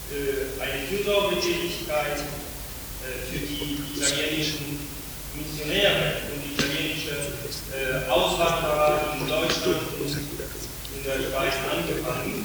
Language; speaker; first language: German; non-native, fluent; Italian